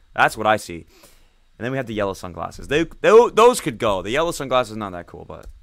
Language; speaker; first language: English; native; English